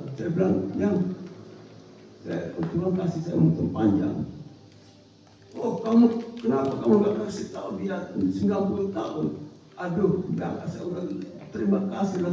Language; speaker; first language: Indonesian; non-native, fluent; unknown